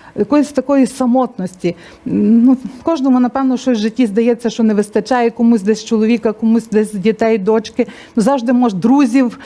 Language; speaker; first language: Ukrainian; native; Ukrainian